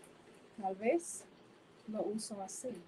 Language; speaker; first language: Spanish; non-native, fluent; English